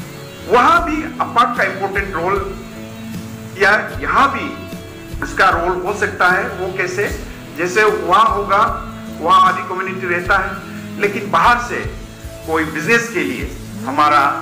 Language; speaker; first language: Hindi; non-native, local second language; Adi